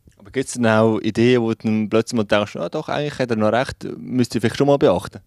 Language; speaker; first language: German; native; German